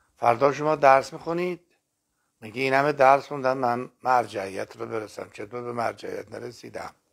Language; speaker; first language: Persian; non-native, local second language; Azerbaijani